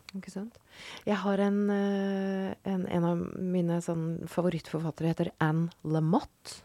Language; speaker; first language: Norwegian; native; Norwegian